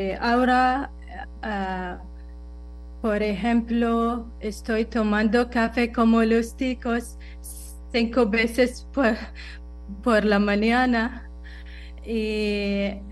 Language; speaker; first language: Spanish; non-native, learner; Arabic